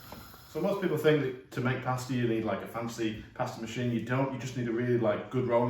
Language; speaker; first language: English; native; English